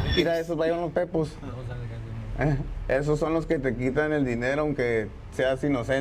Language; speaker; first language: Spanish; native; Spanish